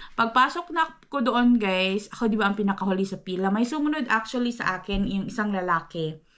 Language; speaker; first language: Filipino; non-native, local second language; Cebuano